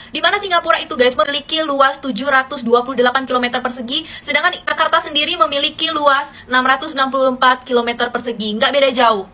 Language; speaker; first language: Indonesian; native; Indonesian